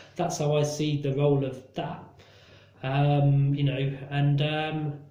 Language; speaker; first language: English; native; English